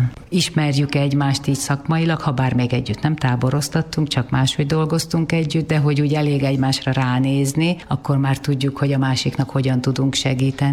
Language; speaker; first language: Hungarian; native; Hungarian